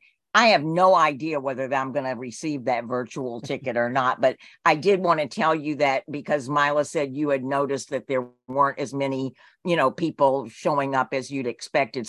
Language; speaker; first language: English; native; English